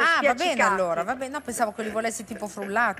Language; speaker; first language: Italian; native; Italian